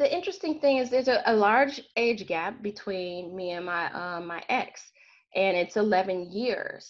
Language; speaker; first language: English; native; English